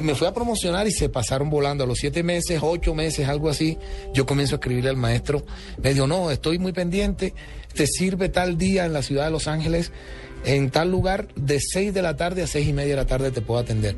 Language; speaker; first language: Spanish; native; Spanish